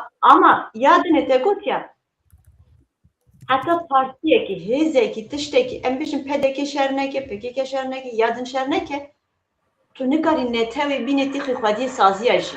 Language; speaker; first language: Kurdish; native; Kurdish